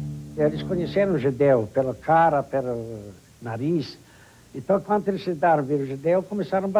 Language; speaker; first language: Portuguese; non-native, fluent; Polish